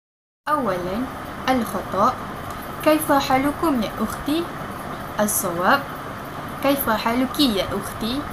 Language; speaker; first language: Arabic; non-native, learner; Malay